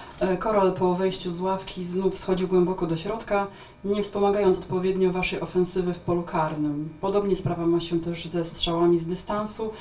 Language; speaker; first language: Polish; native; Polish